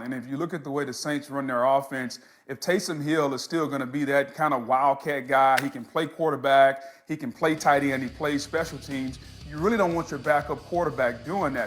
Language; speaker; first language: English; native; English